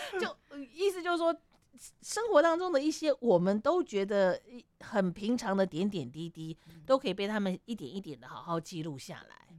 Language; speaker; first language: Chinese; native; Chinese